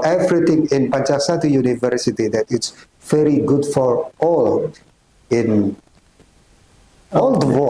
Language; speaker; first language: English; non-native, learner; Indonesian